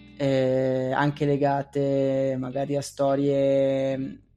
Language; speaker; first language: Italian; native; Italian